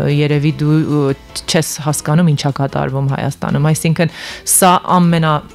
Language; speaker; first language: Armenian; early bilingual, heritage; Armenian